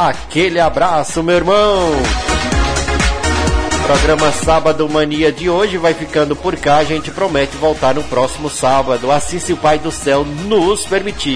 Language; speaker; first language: Portuguese; native; Portuguese